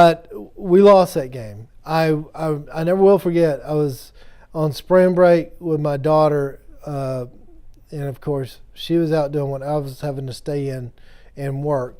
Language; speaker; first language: English; native; English